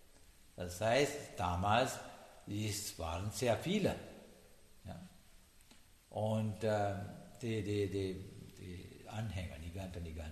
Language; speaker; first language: German; non-native, learner; Sinhala